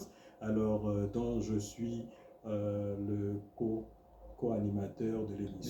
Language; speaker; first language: French; non-native, local second language; Haitian Creole